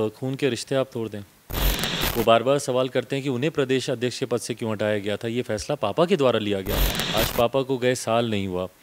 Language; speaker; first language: Hindi; native; Hindi